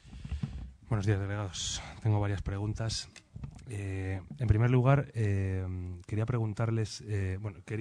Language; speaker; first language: Spanish; native; Spanish